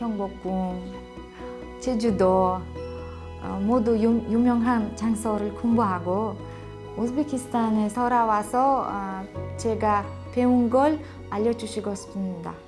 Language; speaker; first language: Korean; non-native, learner; Uzbek